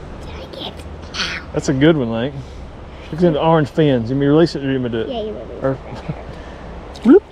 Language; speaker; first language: English; native; English